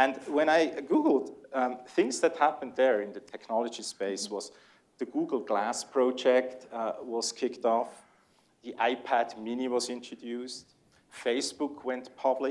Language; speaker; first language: English; non-native, fluent; German